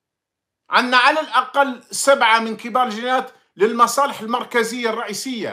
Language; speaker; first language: Arabic; native; Arabic